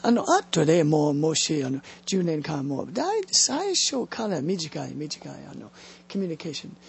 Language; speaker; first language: Japanese; non-native, learner; English